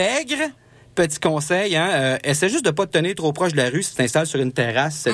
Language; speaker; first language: French; native; French